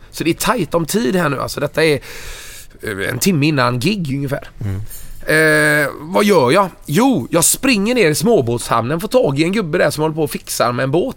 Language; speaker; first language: Swedish; native; Swedish